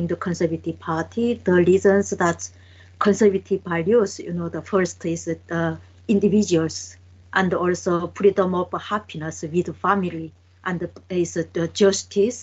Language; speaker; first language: English; non-native, learner; Korean